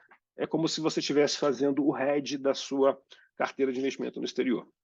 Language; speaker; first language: Portuguese; native; Portuguese